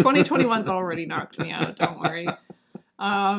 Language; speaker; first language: English; native; English